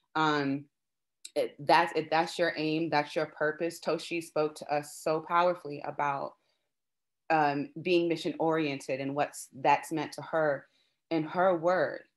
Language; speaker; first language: English; native; English